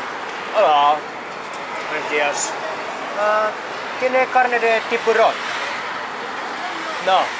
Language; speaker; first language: Spanish; non-native, learner; Finnish